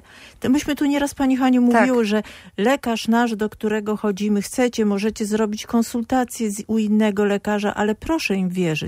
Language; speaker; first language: Polish; native; Polish